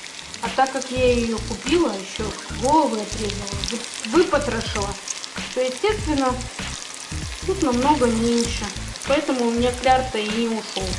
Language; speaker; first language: Russian; native; Russian